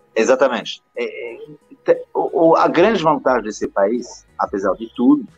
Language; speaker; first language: Portuguese; non-native, fluent; French